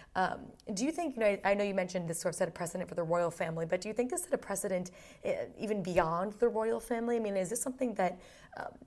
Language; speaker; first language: English; native; English